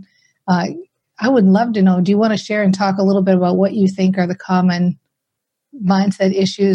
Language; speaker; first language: English; native; English